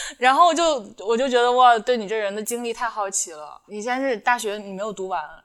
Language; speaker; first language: Chinese; native; Chinese